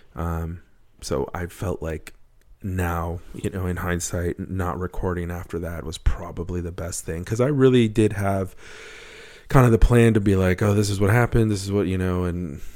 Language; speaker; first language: English; native; English